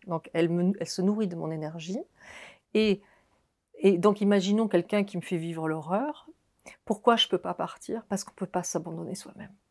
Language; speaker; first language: French; native; French